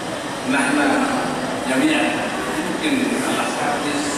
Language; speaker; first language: Arabic; non-native, learner; Indonesian